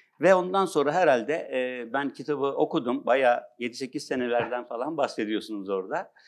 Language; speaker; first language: Turkish; native; Turkish